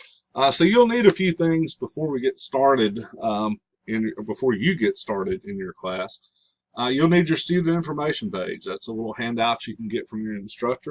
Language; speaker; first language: English; native; English